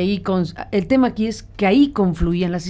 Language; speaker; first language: Spanish; native; Spanish